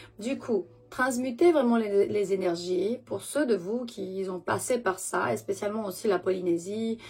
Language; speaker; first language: French; non-native, fluent; Romanian